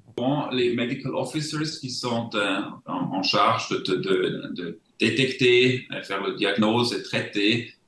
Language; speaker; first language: French; non-native, local second language; German